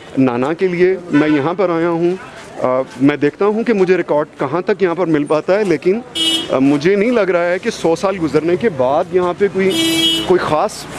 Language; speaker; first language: Urdu; non-native, local second language; Punjabi